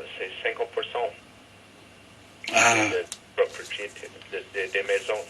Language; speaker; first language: French; non-native, fluent; English